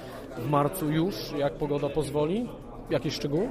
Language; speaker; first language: Polish; native; Polish